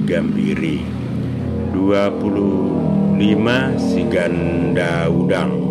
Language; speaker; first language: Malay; non-native, local second language; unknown